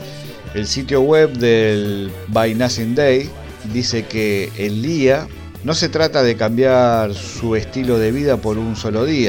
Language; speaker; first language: Spanish; native; Spanish